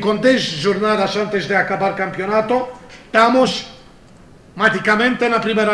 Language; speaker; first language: Portuguese; non-native, fluent; Romanian